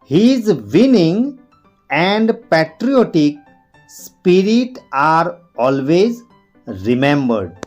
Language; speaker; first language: English; non-native, local second language; Gujarati